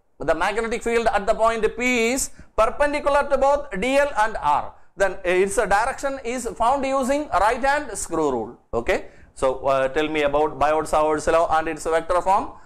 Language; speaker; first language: English; non-native, local second language; Malayalam